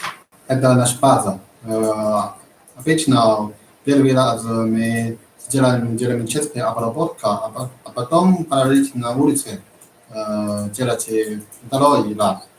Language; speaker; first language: Russian; non-native, learner; Chinese